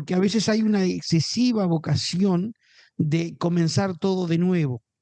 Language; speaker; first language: Spanish; native; Spanish